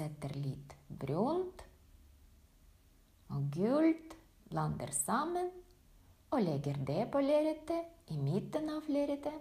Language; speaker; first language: Norwegian; non-native, fluent; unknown